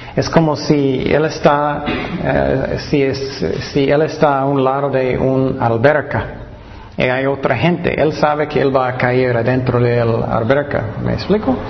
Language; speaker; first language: Spanish; non-native, fluent; English